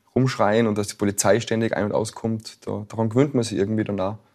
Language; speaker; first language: German; native; German